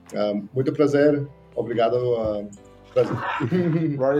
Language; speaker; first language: Portuguese; non-native, learner; English